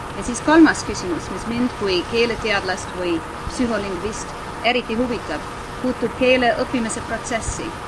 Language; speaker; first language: Estonian; non-native, fluent; English